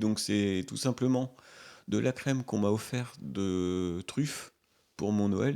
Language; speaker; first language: French; native; French